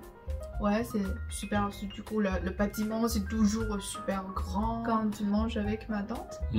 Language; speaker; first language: French; non-native, fluent; Chinese